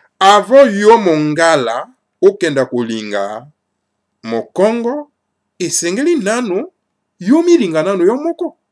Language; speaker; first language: Lingala; native; Lingala